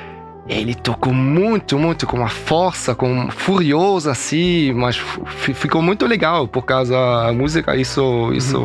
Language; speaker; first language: Portuguese; early bilingual, heritage; German